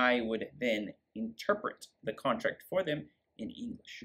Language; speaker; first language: English; native; English